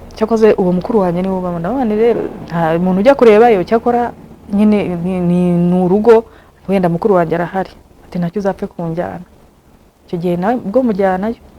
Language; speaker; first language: Kinyarwanda; early bilingual, heritage; Kinyarwanda